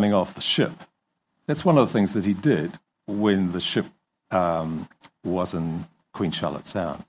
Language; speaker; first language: English; native; English